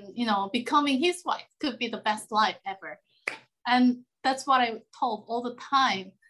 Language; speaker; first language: English; non-native, fluent; Korean